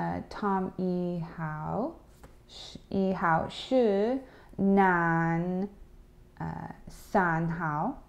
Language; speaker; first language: Chinese; non-native, learner; English